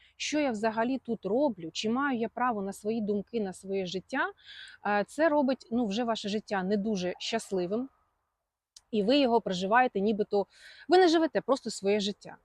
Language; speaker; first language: Ukrainian; non-native, local second language; Russian